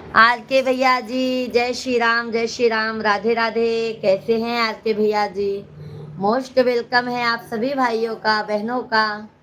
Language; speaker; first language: Hindi; native; Hindi